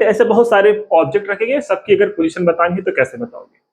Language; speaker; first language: Hindi; native; Hindi